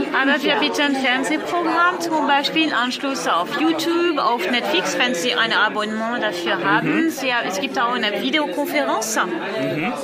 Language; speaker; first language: German; non-native, learner; French